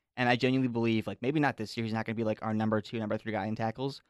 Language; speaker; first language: English; native; English